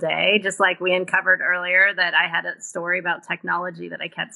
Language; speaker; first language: English; native; English